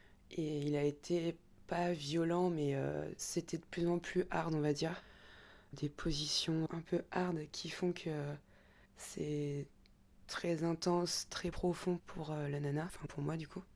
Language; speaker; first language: French; native; French